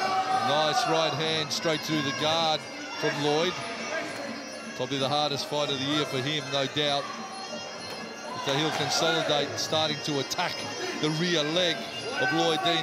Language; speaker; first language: English; native; English